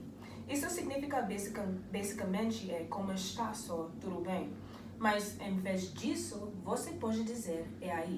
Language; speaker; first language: Portuguese; non-native, learner; English